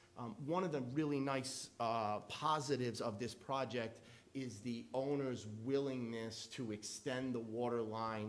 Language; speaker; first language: English; native; English